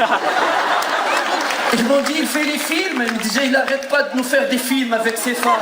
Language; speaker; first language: French; non-native, local second language; Arabic